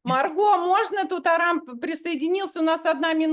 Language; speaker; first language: Russian; native; Russian